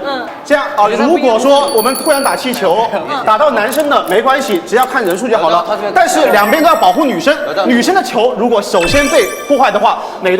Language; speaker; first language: Chinese; native; Chinese